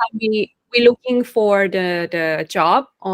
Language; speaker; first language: English; non-native, fluent; Thai